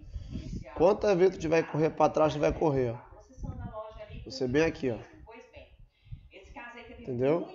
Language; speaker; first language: Portuguese; native; Portuguese